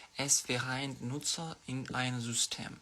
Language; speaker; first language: German; non-native, fluent; Ukrainian